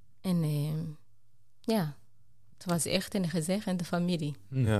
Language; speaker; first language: Dutch; non-native, fluent; Rundi